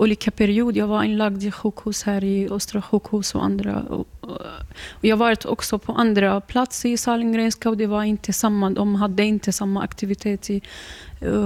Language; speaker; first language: Swedish; non-native, learner; Arabic